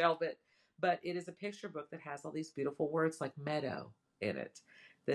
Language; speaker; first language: English; native; English